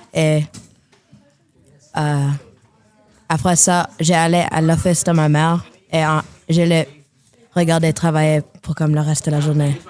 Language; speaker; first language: French; non-native, local second language; English